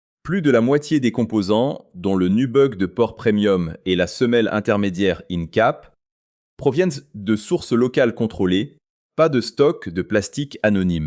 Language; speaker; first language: French; native; French